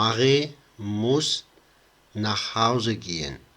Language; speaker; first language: German; non-native, fluent; Persian